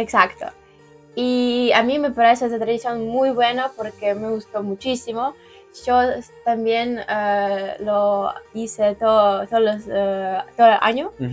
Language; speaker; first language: Spanish; non-native, learner; Ukrainian